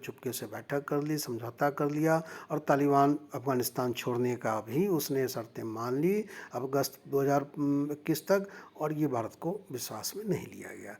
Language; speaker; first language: Hindi; native; Hindi